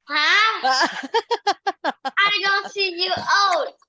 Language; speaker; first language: English; non-native, learner; Vietnamese